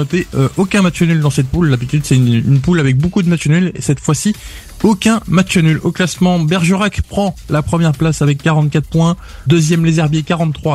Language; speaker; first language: French; native; French